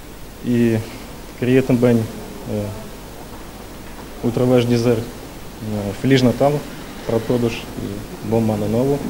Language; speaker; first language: Portuguese; non-native, learner; Ukrainian